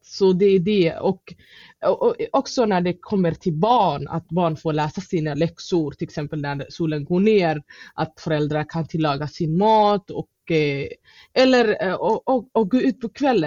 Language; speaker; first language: Swedish; non-native, fluent; Somali